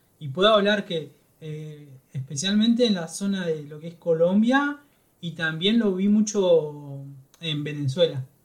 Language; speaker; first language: Spanish; native; Spanish